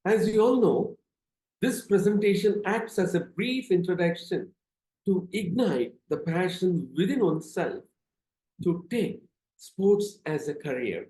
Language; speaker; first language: English; non-native, local second language; Tamil